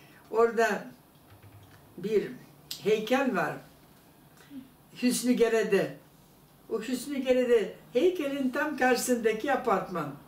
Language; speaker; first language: Turkish; non-native, fluent; German